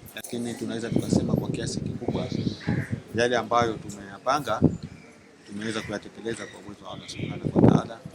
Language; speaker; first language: Swahili; native; Swahili